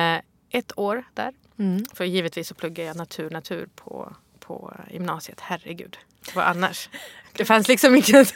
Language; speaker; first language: Swedish; early bilingual, other home language; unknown